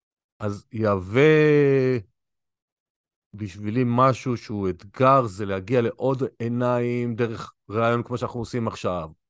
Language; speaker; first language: Hebrew; native; Hebrew